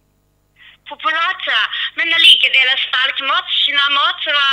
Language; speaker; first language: Norwegian; non-native, learner; Chinese